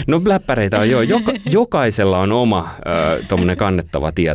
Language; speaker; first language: Finnish; native; Finnish